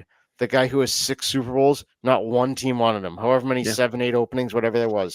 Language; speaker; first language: English; native; English